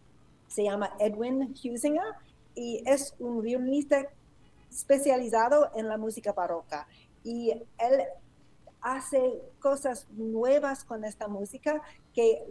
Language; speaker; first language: Spanish; non-native, fluent; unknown